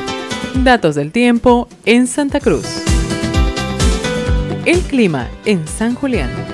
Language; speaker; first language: Spanish; native; Spanish